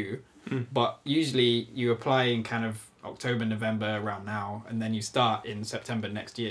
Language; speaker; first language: English; native; English